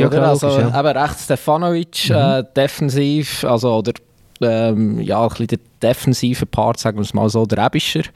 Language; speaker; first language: German; native; German